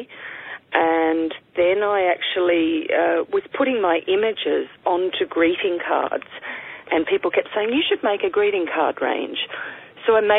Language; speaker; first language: English; native; English